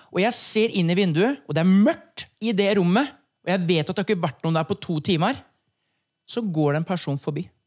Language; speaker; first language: Norwegian; native; Norwegian